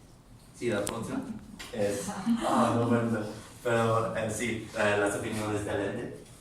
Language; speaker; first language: Spanish; non-native, learner; English